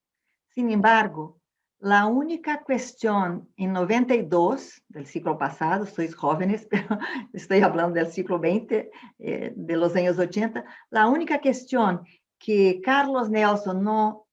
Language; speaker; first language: Spanish; non-native, fluent; Portuguese